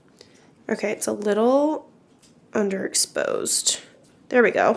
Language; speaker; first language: English; native; English